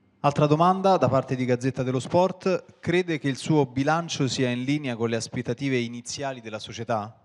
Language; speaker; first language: Italian; native; Italian